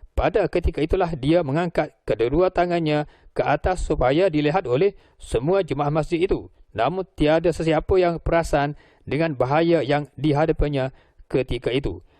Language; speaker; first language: Malay; native; Malay